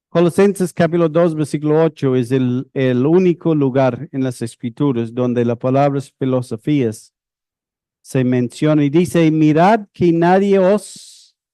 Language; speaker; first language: Spanish; non-native, fluent; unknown